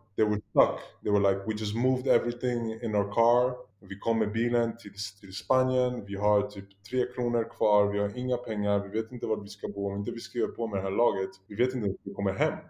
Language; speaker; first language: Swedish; early bilingual, other home language; Polish